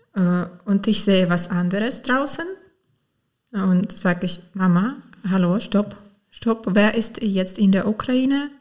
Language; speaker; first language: German; non-native, fluent; Ukrainian